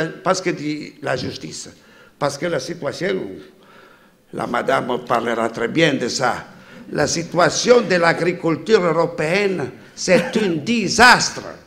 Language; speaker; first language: French; non-native, fluent; Italian